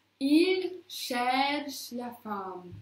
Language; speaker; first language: French; non-native, learner; Russian